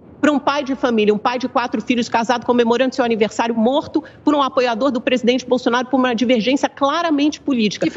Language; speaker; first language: Portuguese; native; Portuguese